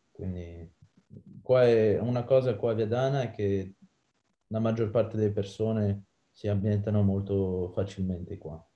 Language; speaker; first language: Italian; non-native, fluent; French